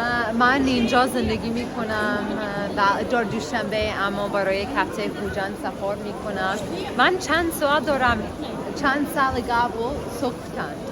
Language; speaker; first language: Persian; non-native, learner; English